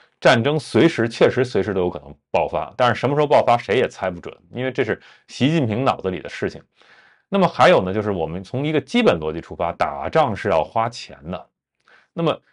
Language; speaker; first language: Chinese; native; Chinese